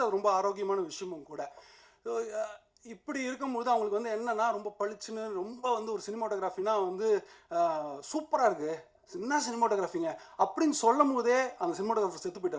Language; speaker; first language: Tamil; native; Tamil